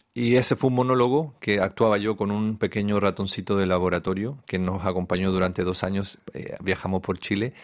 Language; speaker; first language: Spanish; native; Spanish